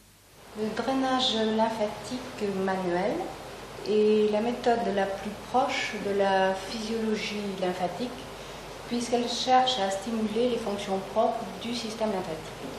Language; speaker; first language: French; native; French